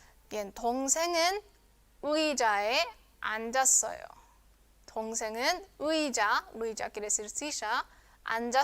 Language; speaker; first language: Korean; non-native, fluent; Spanish